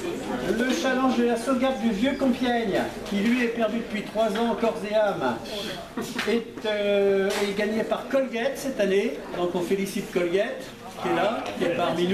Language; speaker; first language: French; native; French